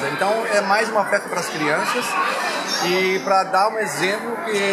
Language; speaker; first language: Portuguese; non-native, fluent; German